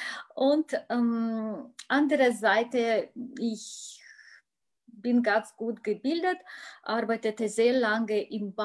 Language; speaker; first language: German; non-native, learner; Russian